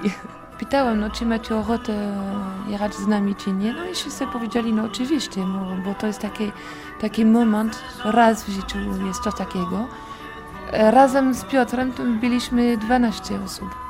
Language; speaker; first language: Polish; non-native, learner; French